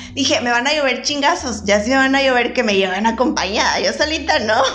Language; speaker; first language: Spanish; native; Spanish